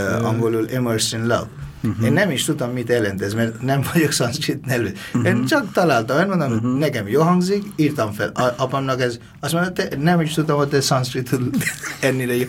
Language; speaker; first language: Hungarian; non-native, fluent; Bangla